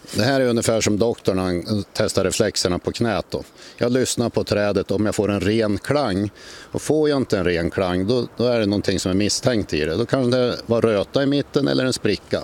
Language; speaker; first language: Swedish; native; Swedish